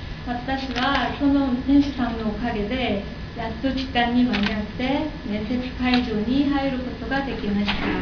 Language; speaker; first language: Japanese; non-native, learner; Korean